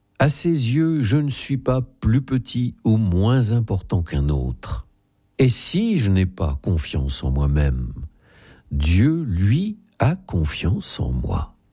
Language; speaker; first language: French; native; French